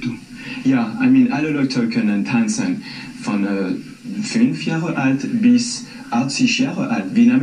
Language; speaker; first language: German; non-native, learner; French